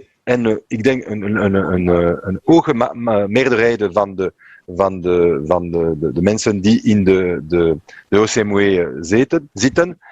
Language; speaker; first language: Dutch; non-native, local second language; French